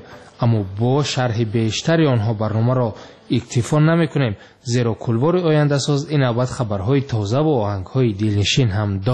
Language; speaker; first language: Tajik; native; Tajik